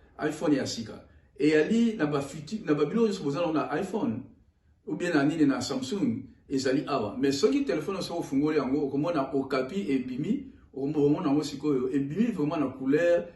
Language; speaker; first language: Lingala; non-native, local second language; Swahili